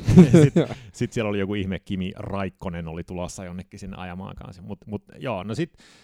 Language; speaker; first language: Finnish; early bilingual, heritage; Finnish